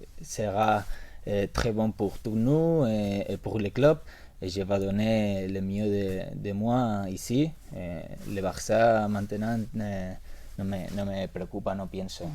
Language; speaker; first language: French; non-native, learner; Spanish